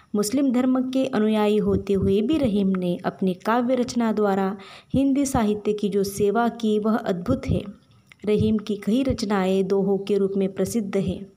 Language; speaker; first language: Hindi; non-native, local second language; Marathi